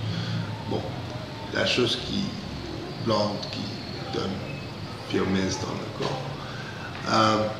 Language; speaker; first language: French; non-native, fluent; English